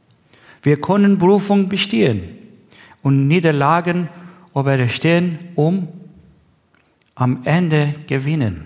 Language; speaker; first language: German; non-native, learner; Persian